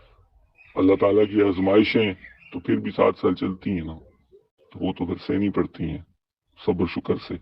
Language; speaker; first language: Urdu; native; Urdu